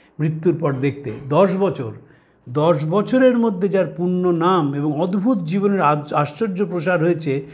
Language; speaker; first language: Bangla; native; Bangla